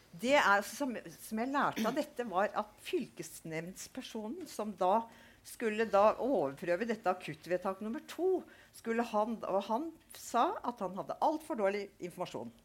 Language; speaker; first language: Norwegian; native; Norwegian